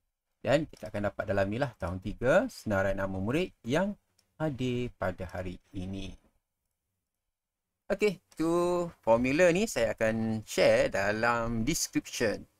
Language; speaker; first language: Malay; native; Malay